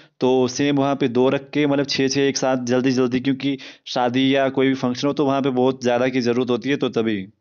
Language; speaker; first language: Hindi; non-native, local second language; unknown